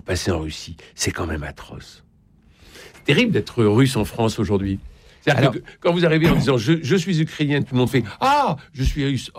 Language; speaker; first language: French; native; French